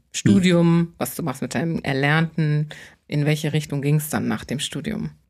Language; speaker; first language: German; early bilingual, other home language; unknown